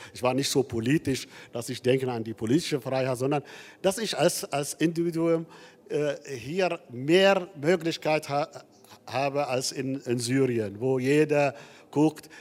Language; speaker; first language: German; non-native, fluent; Arabic